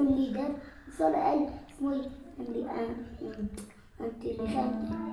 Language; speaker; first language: Spanish; non-native, learner; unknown